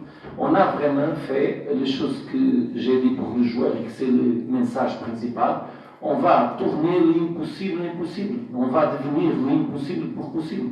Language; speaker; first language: French; non-native, fluent; Portuguese